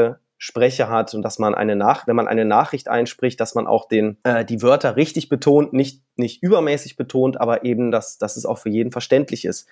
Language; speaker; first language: German; native; German